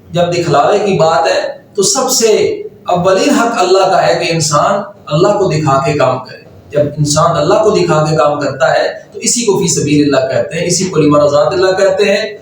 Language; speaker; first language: Urdu; native; Urdu